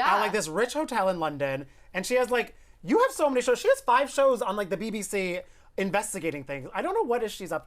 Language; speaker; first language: English; native; English